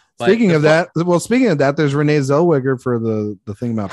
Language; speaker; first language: English; native; English